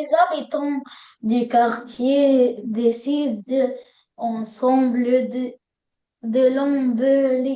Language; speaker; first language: French; non-native, learner; Arabic